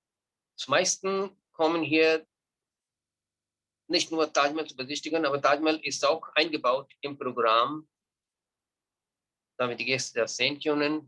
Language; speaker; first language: German; non-native, learner; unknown